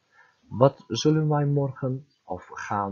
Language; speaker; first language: Dutch; non-native, fluent; Turkish